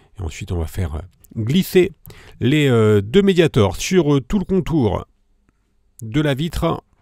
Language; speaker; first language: French; native; French